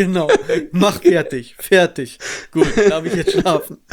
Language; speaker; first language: German; native; German